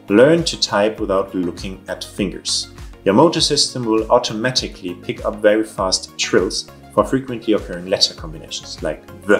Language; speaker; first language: English; non-native, fluent; German